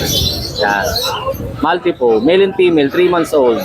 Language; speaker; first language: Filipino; native; Filipino